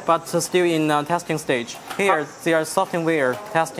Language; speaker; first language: English; non-native, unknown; Chinese